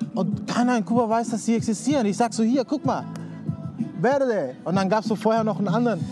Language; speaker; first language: German; early bilingual, other home language; Spanish